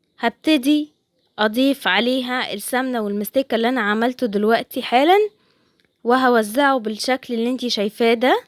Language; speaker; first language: Arabic; native; Arabic